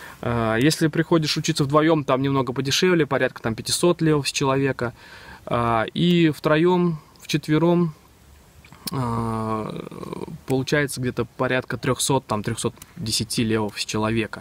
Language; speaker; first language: Russian; native; Russian